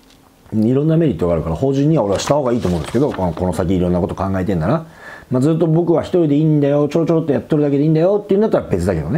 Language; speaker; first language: Japanese; native; Japanese